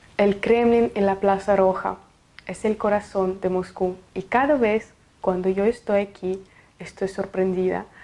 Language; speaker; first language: Spanish; non-native, fluent; Russian